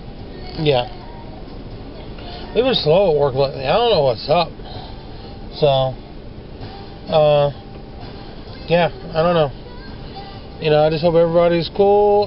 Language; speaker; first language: English; native; English